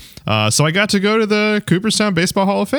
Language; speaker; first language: English; native; English